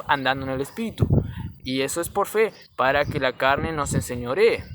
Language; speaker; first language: Spanish; native; Spanish